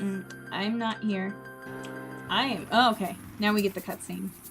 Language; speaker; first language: English; native; English